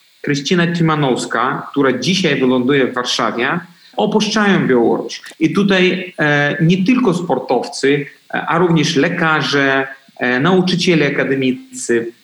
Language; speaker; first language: Polish; non-native, fluent; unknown